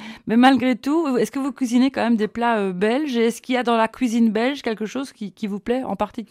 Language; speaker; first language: French; native; French